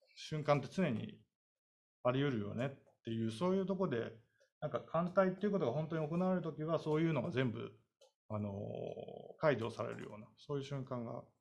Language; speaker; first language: Japanese; native; Japanese